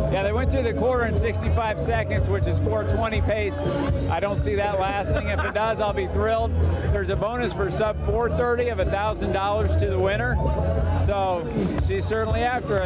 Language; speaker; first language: English; native; English